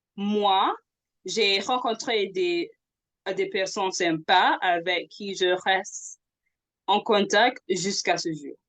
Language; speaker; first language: French; non-native, fluent; English